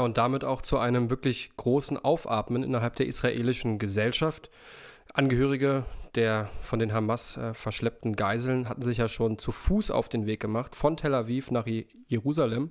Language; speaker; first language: German; native; German